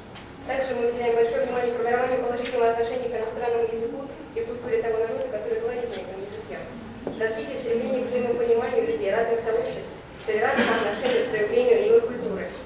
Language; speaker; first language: Russian; native; Russian